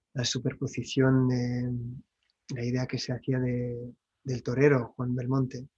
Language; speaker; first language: Spanish; non-native, fluent; French